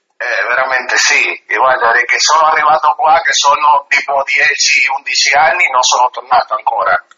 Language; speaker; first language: Italian; early bilingual, other home language; Spanish